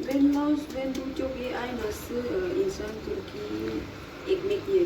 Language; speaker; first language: Turkish; non-native, learner; Lao